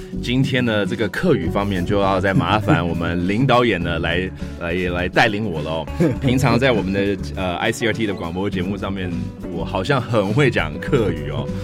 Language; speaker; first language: Chinese; early bilingual, heritage; Chinese